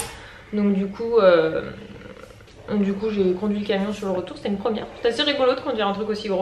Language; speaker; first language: French; native; French